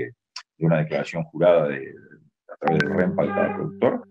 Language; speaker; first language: Spanish; native; Spanish